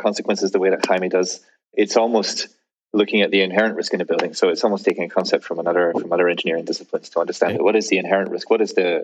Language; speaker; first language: English; native; English